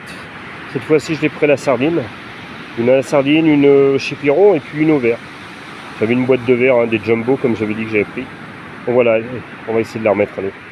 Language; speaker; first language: French; native; French